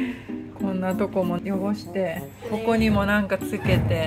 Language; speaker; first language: Japanese; native; Japanese